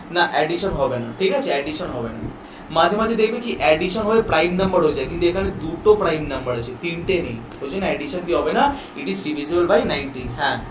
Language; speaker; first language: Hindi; non-native, local second language; Bangla